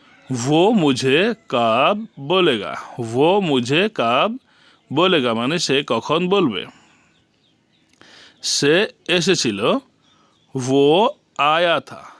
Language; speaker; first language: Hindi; non-native, learner; Bangla